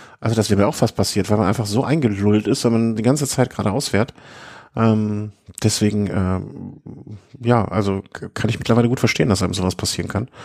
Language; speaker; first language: German; native; German